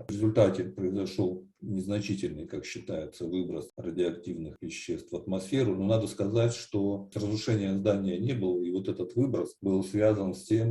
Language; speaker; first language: Russian; native; Russian